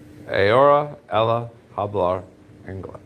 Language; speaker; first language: Spanish; non-native, learner; English